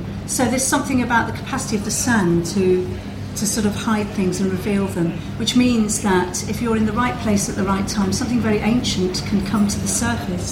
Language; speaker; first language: English; native; English